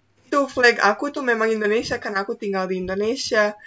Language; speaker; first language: Indonesian; non-native, fluent; Bosnian